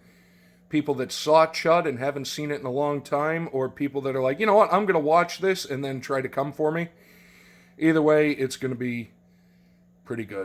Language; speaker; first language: English; native; English